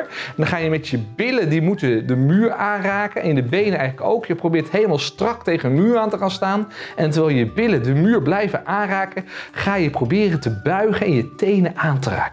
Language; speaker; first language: Dutch; native; Dutch